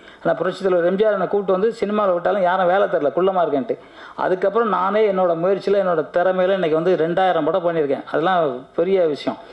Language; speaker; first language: Tamil; native; Tamil